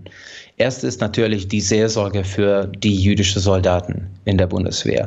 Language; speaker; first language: German; non-native, fluent; Hungarian